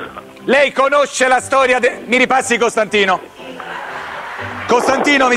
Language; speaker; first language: Italian; native; Italian